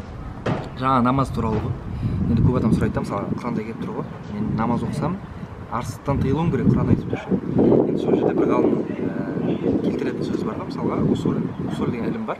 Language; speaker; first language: Turkish; non-native, learner; Kazakh